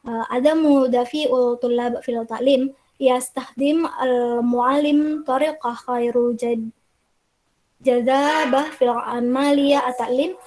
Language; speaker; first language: Arabic; non-native, learner; Indonesian